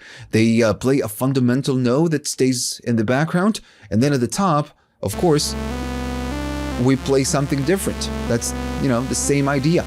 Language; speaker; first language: English; non-native, fluent; Spanish